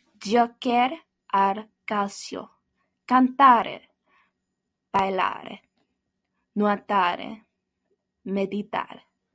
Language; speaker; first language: Italian; non-native, learner; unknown